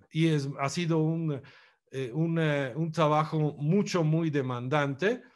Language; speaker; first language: Spanish; non-native, fluent; Italian